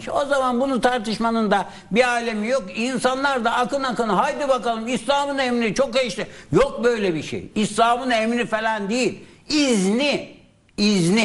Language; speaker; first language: Turkish; native; Turkish